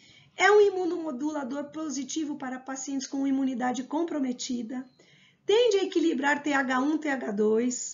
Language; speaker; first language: Portuguese; native; Portuguese